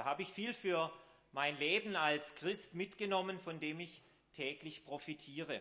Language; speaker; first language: German; native; German